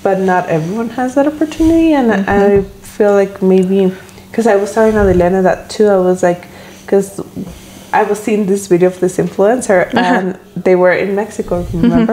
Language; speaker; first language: English; early bilingual, other home language; Spanish